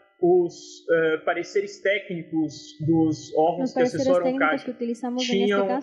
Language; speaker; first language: Portuguese; native; Portuguese